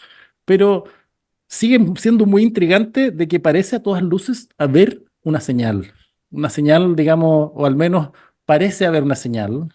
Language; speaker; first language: Spanish; native; Spanish